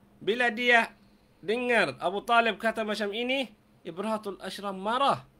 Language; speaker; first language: Malay; non-native, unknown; Arabic